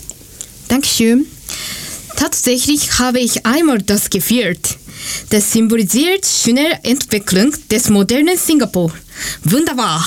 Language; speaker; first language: German; non-native, learner; Japanese